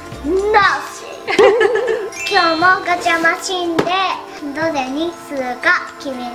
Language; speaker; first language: Japanese; early bilingual, heritage; Japanese